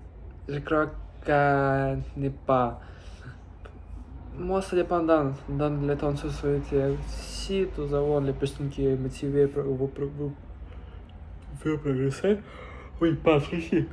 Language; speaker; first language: French; non-native, learner; Russian